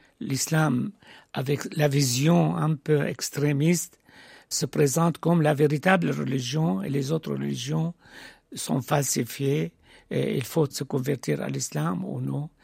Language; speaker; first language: French; non-native, fluent; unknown